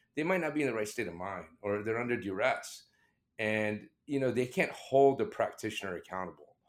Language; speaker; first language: English; native; English